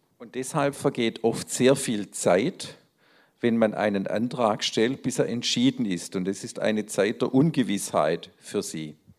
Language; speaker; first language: German; native; German